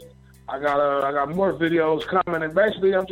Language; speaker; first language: English; native; English